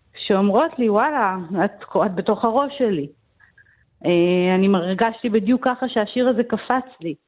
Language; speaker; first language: Hebrew; native; Hebrew